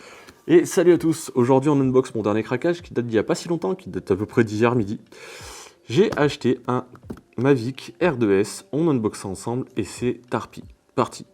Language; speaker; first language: French; native; French